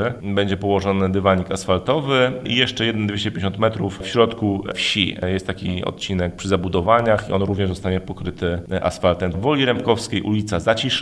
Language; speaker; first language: Polish; native; Polish